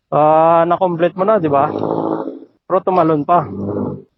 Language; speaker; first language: Filipino; native; Filipino